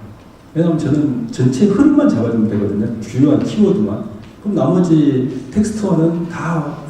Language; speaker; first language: Korean; native; Korean